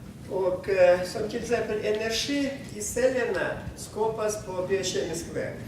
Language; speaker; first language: Swedish; non-native, fluent; Russian